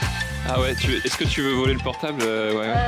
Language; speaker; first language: French; native; French